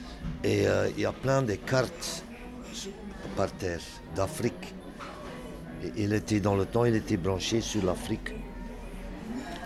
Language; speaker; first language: French; non-native, local second language; Dutch